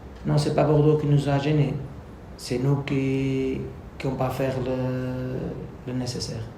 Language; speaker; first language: French; non-native, learner; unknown